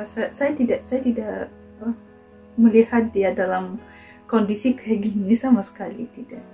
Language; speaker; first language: Indonesian; non-native, fluent; Russian